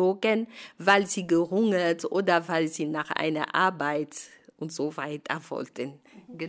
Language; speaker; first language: German; non-native, fluent; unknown